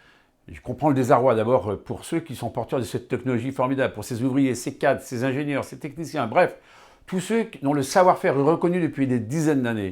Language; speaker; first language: French; native; French